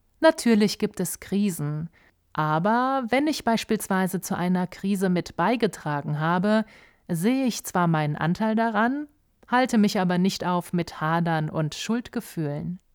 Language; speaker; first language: German; native; German